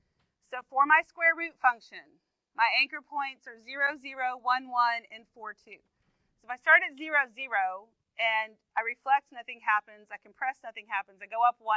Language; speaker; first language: English; native; English